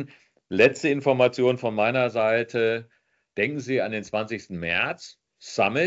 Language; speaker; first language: German; native; German